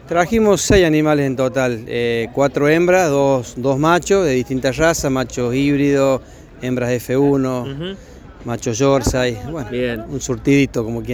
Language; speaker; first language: Spanish; native; Spanish